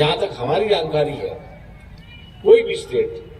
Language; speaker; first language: Hindi; non-native, local second language; Marathi